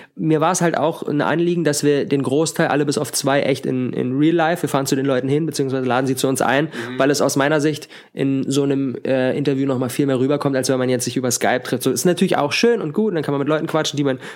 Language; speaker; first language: German; native; German